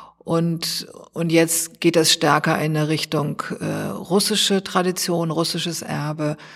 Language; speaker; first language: German; native; German